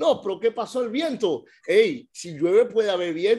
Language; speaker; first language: Spanish; native; Spanish